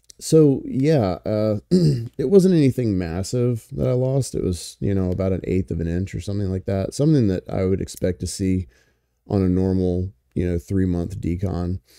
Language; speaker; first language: English; native; English